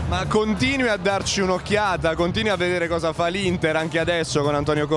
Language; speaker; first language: Italian; native; Italian